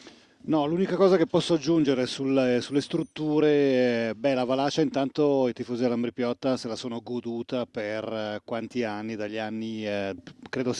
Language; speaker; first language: Italian; native; Italian